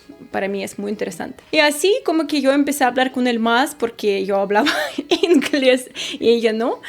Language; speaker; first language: Spanish; non-native, fluent; Russian